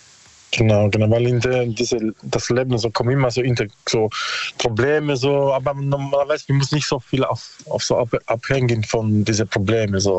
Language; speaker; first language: German; non-native, learner; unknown